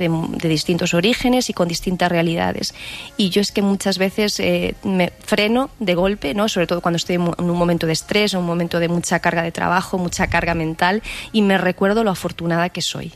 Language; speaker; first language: Spanish; native; Spanish